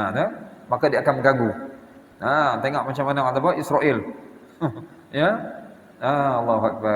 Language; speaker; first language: Malay; native; Malay